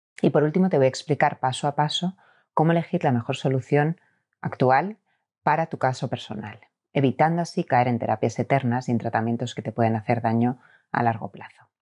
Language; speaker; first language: Spanish; native; Spanish